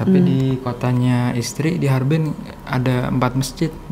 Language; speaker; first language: Indonesian; native; Indonesian